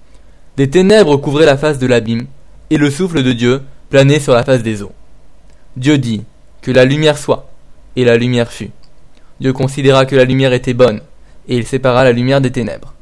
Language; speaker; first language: French; native; French